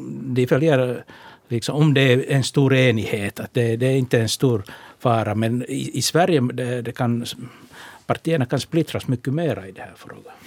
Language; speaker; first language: Swedish; non-native, local second language; Finnish